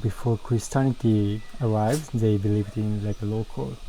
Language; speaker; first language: English; non-native, learner; Japanese